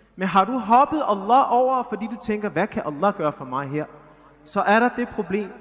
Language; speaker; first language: Danish; early bilingual, other home language; Arabic